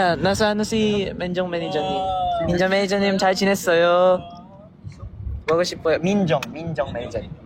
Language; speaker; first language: Korean; non-native, learner; Filipino